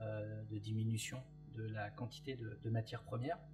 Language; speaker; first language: French; native; French